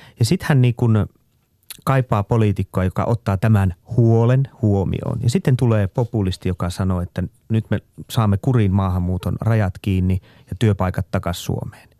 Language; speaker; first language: Finnish; native; Finnish